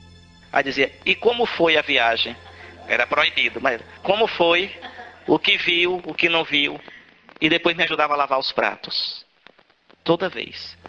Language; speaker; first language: Portuguese; native; Portuguese